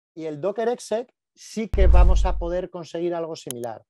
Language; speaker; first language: Spanish; native; Spanish